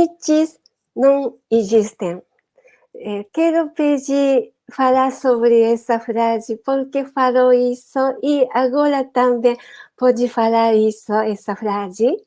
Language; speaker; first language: Portuguese; non-native, learner; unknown